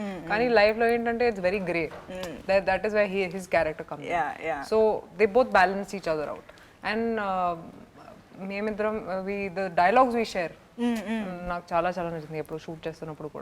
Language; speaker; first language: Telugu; non-native, fluent; Hindi